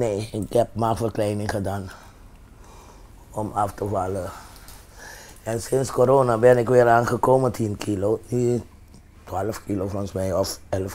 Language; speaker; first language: Dutch; non-native, fluent; Papiamento